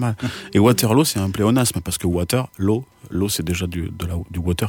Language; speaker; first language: French; native; French